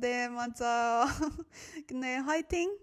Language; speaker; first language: Korean; non-native, fluent; French